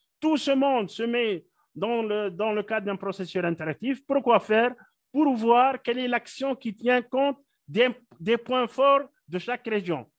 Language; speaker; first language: French; non-native, local second language; Arabic